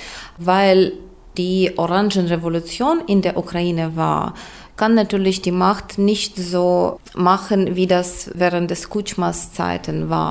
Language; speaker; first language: German; non-native, fluent; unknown